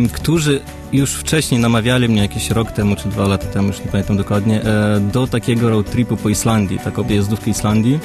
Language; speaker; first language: Polish; early bilingual, other home language; Russian